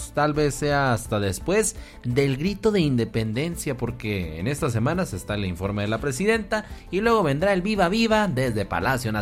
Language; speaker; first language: Spanish; native; Spanish